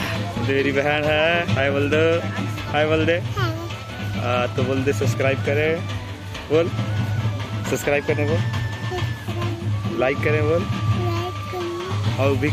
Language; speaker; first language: Hindi; native; Hindi